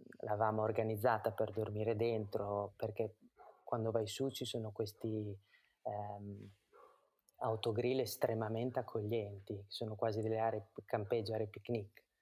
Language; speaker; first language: Italian; native; Italian